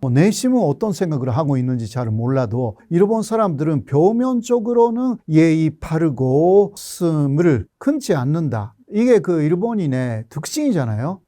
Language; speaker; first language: Korean; non-native, fluent; Japanese